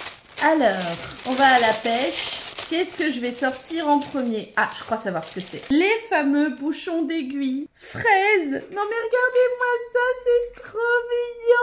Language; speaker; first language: French; native; French